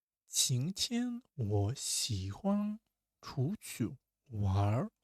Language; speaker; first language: Chinese; non-native, learner; Russian